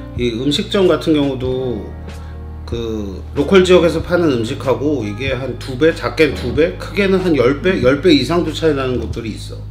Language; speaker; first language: Korean; native; Korean